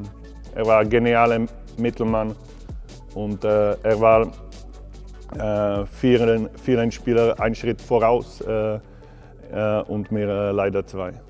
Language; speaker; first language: German; non-native, fluent; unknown